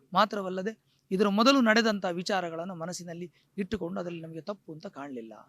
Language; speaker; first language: Kannada; non-native, local second language; Tulu